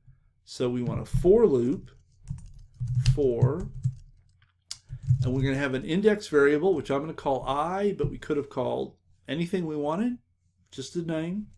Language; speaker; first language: English; native; English